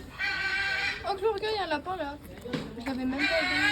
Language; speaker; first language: French; native; French